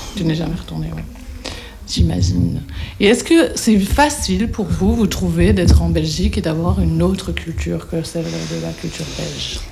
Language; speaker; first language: French; native; French